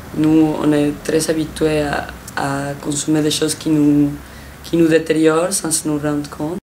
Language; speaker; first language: French; non-native, fluent; Spanish